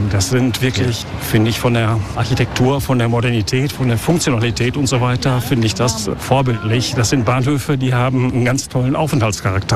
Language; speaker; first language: German; native; German